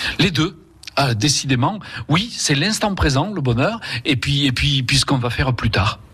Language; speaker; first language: French; early bilingual, other home language; Spanish